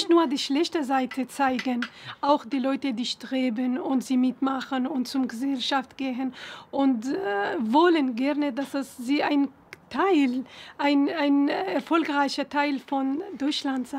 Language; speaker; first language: German; non-native, learner; Arabic